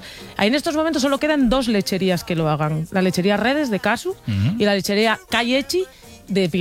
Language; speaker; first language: Spanish; native; Spanish